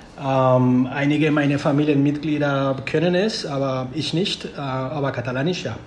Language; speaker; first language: German; non-native, fluent; Spanish